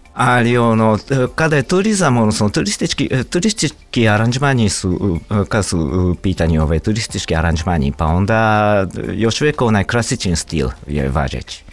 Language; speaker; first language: Serbian; non-native, fluent; Japanese